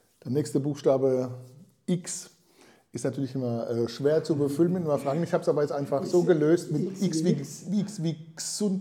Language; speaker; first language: German; native; German